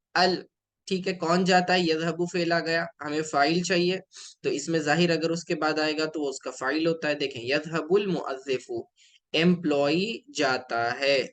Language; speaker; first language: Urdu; native; Urdu